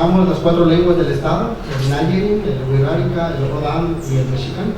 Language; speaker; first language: Spanish; native; Spanish